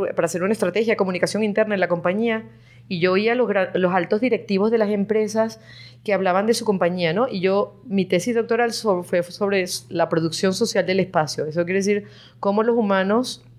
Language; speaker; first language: Spanish; native; Spanish